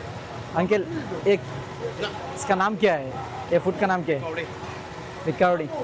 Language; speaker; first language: Hindi; non-native, learner; Bangla